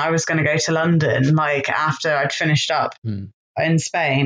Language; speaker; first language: English; native; English